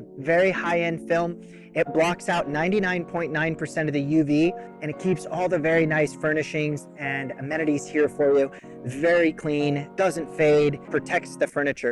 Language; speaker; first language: English; native; English